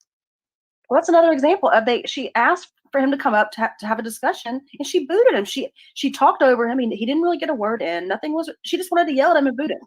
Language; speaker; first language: English; native; English